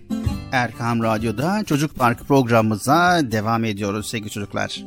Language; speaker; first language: Turkish; native; Turkish